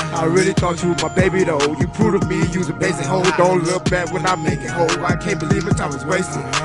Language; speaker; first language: English; native; English